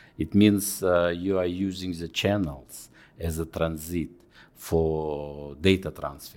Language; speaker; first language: English; non-native, fluent; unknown